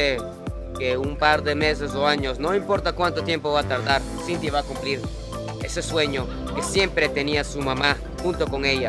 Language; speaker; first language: Spanish; non-native, fluent; Japanese